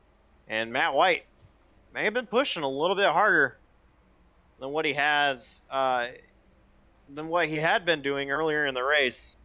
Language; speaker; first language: English; native; English